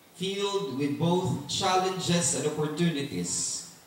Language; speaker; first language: English; non-native, local second language; Filipino